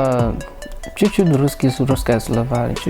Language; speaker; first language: Russian; non-native, learner; English